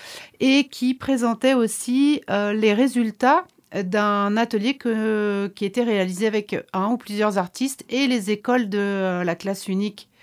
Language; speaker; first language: French; native; French